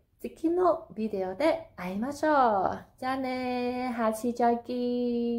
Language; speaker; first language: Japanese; non-native, fluent; Cantonese